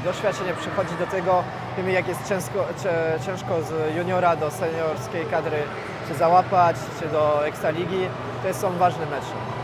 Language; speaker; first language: Polish; non-native, fluent; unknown